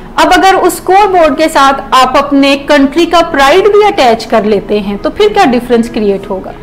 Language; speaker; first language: Urdu; native; Urdu